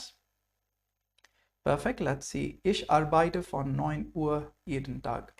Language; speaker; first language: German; non-native, fluent; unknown